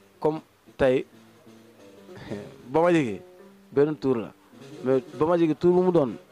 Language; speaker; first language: Wolof; native; Wolof